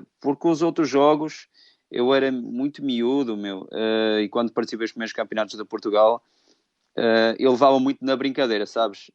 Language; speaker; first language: Portuguese; native; Portuguese